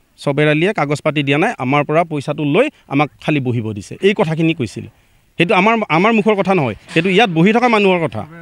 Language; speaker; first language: Assamese; native; Assamese